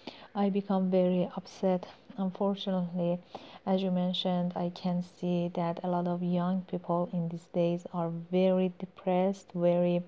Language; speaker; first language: English; non-native, learner; Persian